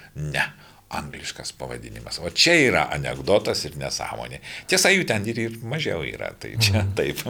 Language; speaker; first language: Lithuanian; native; Lithuanian